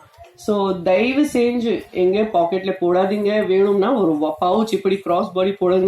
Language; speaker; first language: Tamil; non-native, fluent; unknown